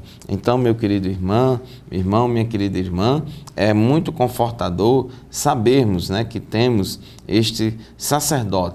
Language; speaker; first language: Portuguese; native; Portuguese